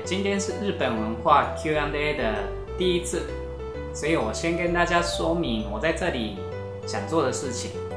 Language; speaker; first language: Chinese; non-native, fluent; Japanese